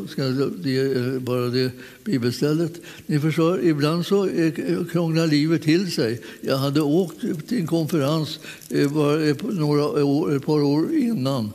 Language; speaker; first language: Swedish; native; Swedish